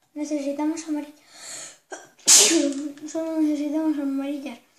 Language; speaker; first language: Spanish; native; Spanish